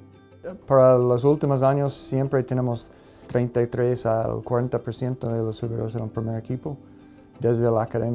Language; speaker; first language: Spanish; non-native, fluent; English